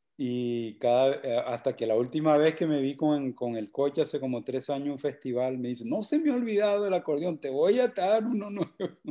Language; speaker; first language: Spanish; native; Spanish